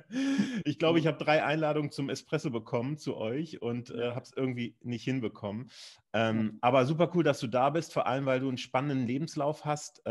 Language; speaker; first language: German; native; German